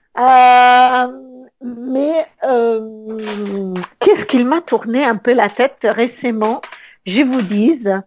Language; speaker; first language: French; non-native, fluent; Italian